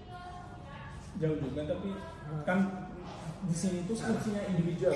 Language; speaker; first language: Indonesian; non-native, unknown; Malayalam